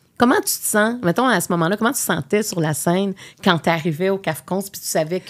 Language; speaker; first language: French; native; French